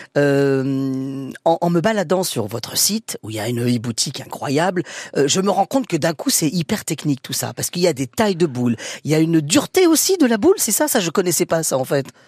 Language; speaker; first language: French; native; French